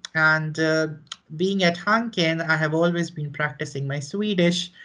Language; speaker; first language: English; non-native, local second language; Hindi